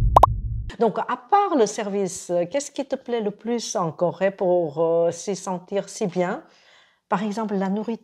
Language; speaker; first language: French; non-native, fluent; Korean